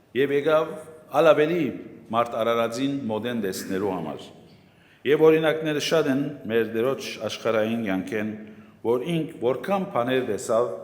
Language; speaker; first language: Armenian; native; Armenian